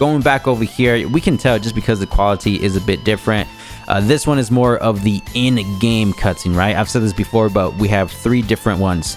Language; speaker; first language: English; native; English